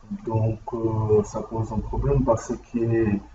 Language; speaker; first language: French; non-native, learner; Portuguese